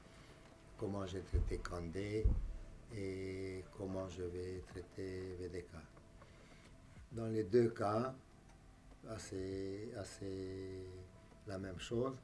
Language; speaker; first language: French; non-native, fluent; Romanian